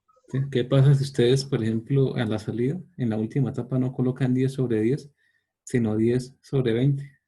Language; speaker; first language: Spanish; native; Spanish